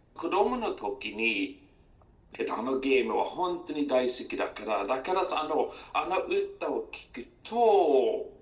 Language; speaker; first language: Japanese; non-native, learner; Swedish